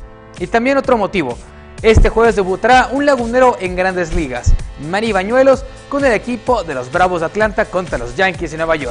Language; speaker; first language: Spanish; native; Spanish